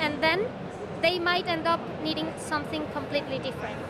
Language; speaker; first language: English; non-native, fluent; Spanish